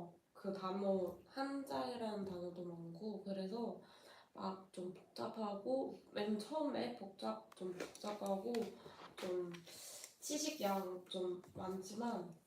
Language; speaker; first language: Korean; non-native, fluent; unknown